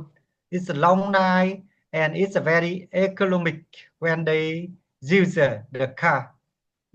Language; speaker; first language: English; non-native, learner; Vietnamese